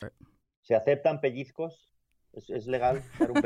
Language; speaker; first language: Spanish; native; Spanish